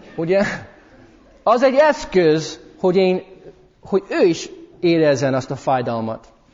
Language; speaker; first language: Hungarian; early bilingual, heritage; English